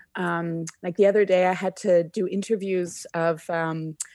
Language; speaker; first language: English; native; English